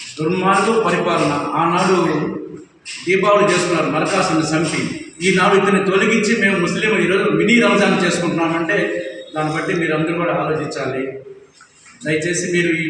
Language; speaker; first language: Telugu; non-native, local second language; Urdu